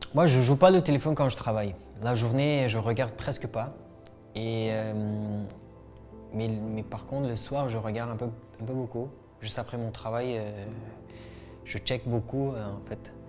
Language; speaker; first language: French; non-native, fluent; Uyghur